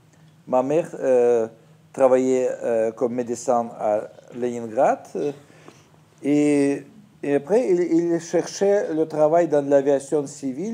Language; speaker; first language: French; non-native, fluent; Russian